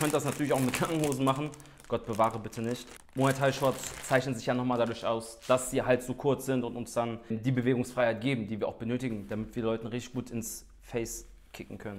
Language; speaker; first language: German; native; German